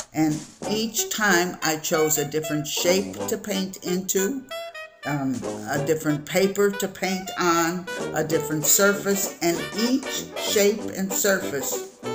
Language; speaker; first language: English; native; English